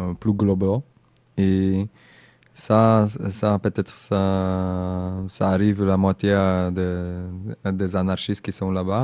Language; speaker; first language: French; non-native, learner; Indonesian